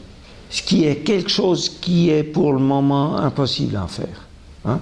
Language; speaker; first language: French; non-native, local second language; German